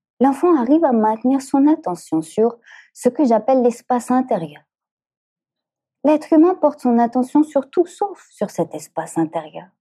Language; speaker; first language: French; native; French